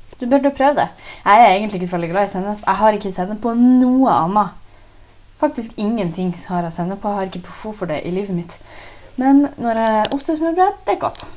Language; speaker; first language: Norwegian; native; Norwegian